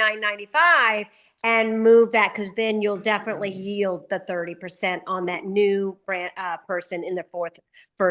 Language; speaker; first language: English; native; English